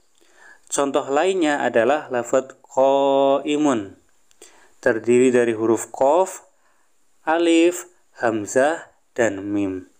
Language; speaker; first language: Indonesian; native; Indonesian